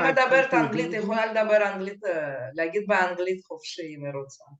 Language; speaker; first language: Hebrew; non-native, fluent; Russian